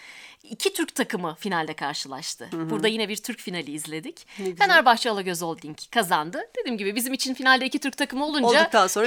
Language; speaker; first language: Turkish; native; Turkish